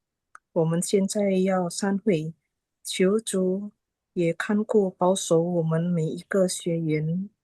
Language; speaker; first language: Chinese; non-native, learner; Indonesian